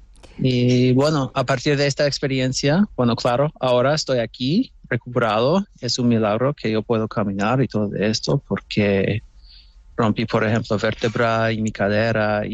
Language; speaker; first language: Spanish; non-native, fluent; English